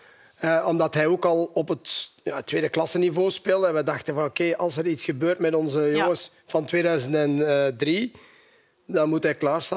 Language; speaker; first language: Dutch; native; Dutch